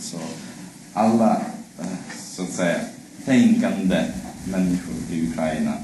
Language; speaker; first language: Swedish; non-native, fluent; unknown